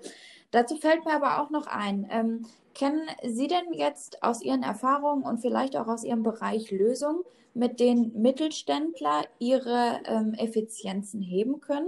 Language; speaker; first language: German; native; German